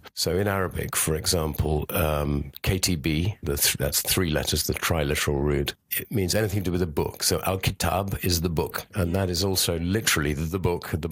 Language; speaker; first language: English; native; English